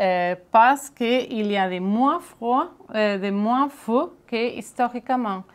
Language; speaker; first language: French; non-native, fluent; Catalan